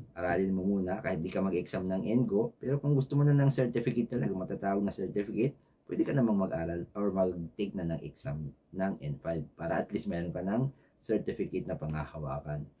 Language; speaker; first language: Filipino; native; Filipino